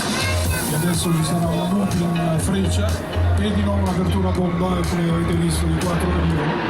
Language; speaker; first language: Italian; native; Italian